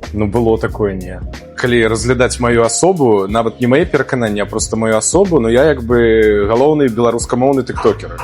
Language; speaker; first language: Belarusian; non-native, local second language; Russian